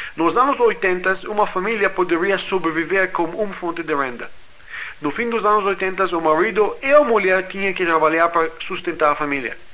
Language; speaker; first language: Portuguese; non-native, fluent; English